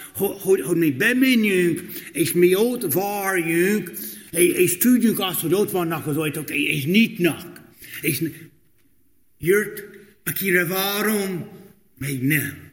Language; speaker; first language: Hungarian; non-native, fluent; English